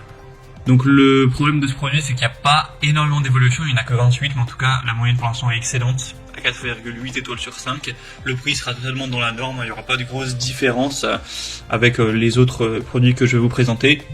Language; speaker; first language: French; native; French